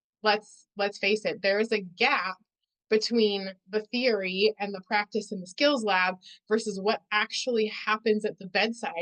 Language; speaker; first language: English; native; English